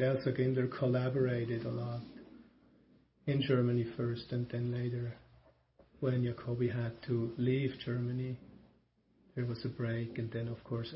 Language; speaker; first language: English; non-native, fluent; German